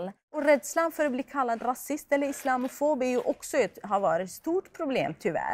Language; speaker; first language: Swedish; non-native, fluent; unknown